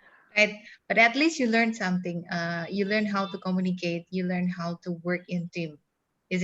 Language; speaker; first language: English; non-native, fluent; Indonesian